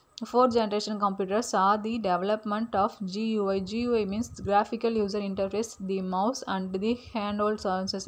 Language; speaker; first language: English; non-native, local second language; Tamil